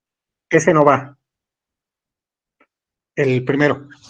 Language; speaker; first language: Spanish; native; Spanish